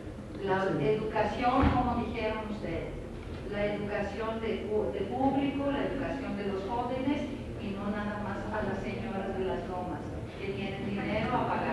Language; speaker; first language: Spanish; non-native, fluent; Greek